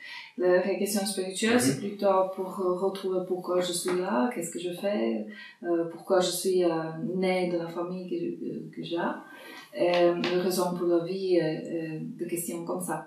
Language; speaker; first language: French; non-native, fluent; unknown